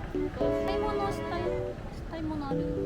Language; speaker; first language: Japanese; non-native, fluent; Korean